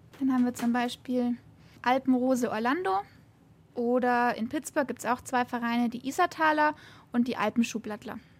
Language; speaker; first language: German; native; German